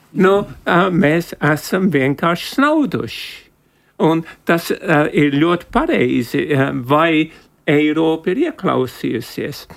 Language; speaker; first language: Latvian; early bilingual, heritage; Latvian